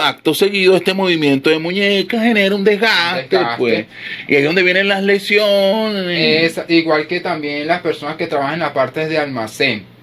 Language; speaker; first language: Spanish; native; Spanish